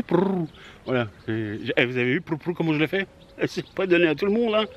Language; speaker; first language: French; native; French